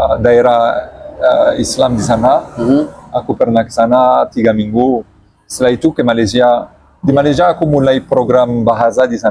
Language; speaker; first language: Indonesian; non-native, learner; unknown